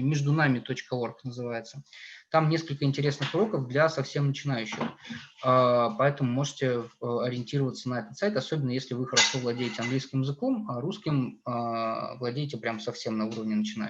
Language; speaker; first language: Russian; native; Russian